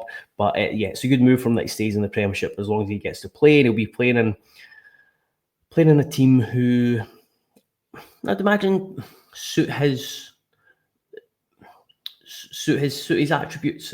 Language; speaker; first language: English; native; English